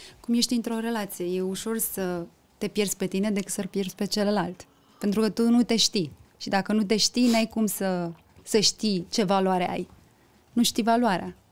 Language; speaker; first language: Romanian; early bilingual, heritage; Romanian